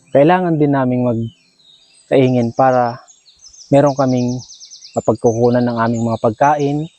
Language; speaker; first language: Filipino; non-native, local second language; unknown